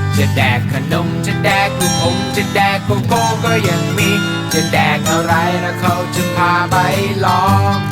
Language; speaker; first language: Thai; native; Thai